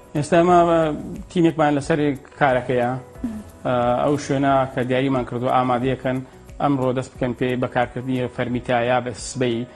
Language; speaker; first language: Central Kurdish; native; Central Kurdish